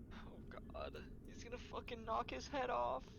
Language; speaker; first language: English; native; English